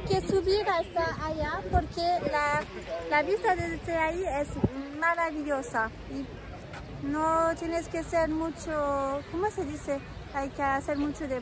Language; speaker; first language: Spanish; non-native, fluent; French